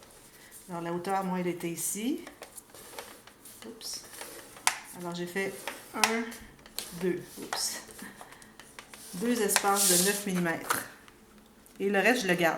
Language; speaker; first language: French; native; French